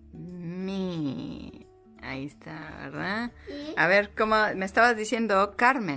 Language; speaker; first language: Spanish; native; Spanish